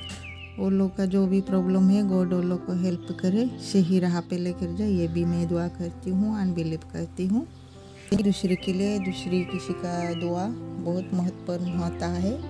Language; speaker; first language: Hindi; non-native, local second language; Odia